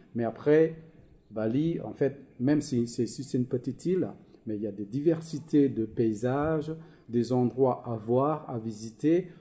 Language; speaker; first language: French; non-native, fluent; Balinese